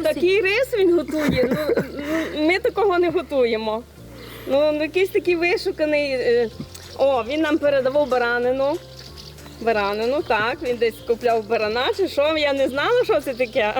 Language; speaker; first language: Ukrainian; native; Ukrainian